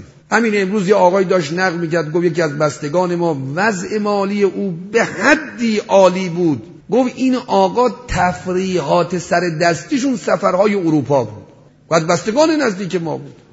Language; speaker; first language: Persian; native; Persian